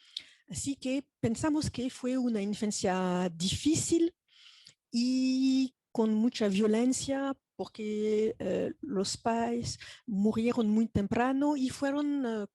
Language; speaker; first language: Spanish; non-native, fluent; French